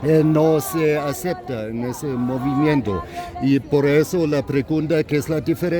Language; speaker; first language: Spanish; non-native, fluent; German